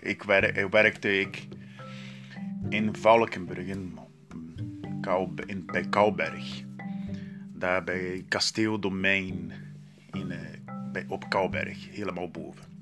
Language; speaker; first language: Dutch; non-native, learner; Portuguese